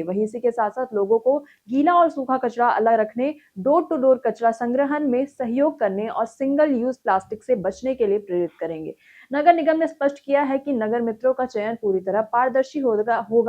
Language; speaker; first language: Hindi; native; Hindi